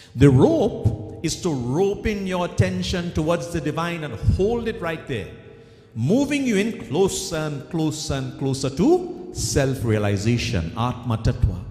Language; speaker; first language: English; native; English